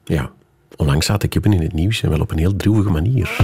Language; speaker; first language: Dutch; native; Dutch